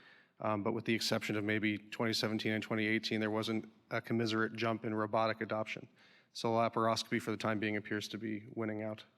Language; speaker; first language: English; native; English